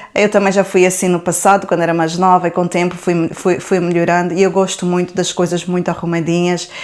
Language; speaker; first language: Portuguese; native; Portuguese